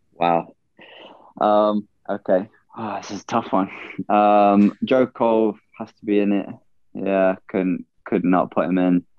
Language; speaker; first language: English; native; English